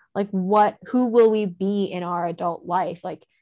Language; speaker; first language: English; non-native, local second language; Japanese